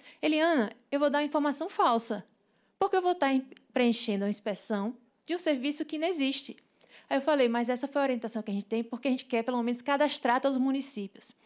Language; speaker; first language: Portuguese; native; Portuguese